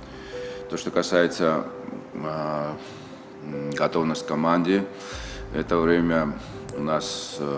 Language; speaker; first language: Russian; non-native, local second language; Tajik